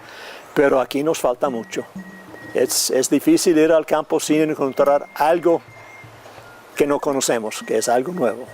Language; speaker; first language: Spanish; non-native, fluent; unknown